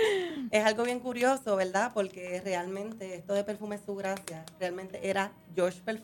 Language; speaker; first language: Spanish; native; Spanish